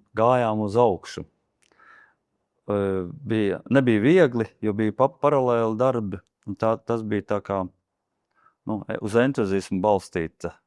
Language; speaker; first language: Latvian; native; Latvian